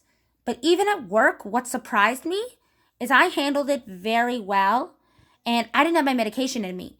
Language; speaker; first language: English; native; English